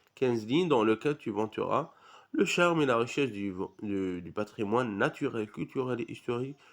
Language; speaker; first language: French; non-native, local second language; Arabic